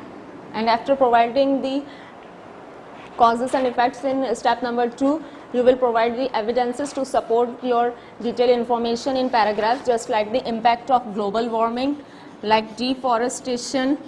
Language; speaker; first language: English; non-native, local second language; Urdu